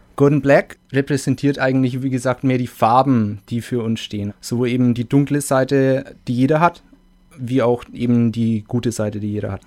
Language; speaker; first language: German; native; German